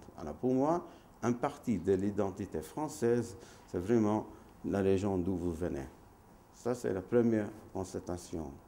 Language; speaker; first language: French; non-native, fluent; Maltese